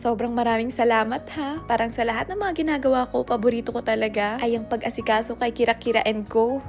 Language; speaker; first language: Filipino; native; Filipino